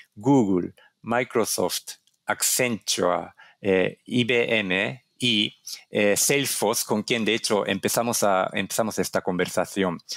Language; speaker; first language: Spanish; non-native, fluent; Japanese